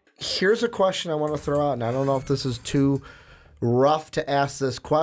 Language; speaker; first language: English; native; English